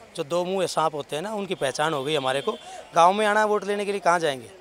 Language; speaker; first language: Hindi; native; Hindi